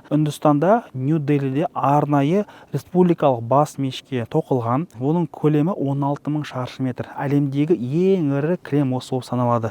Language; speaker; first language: Kazakh; native; Kazakh